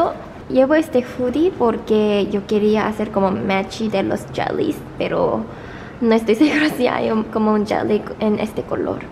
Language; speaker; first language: Spanish; non-native, fluent; Korean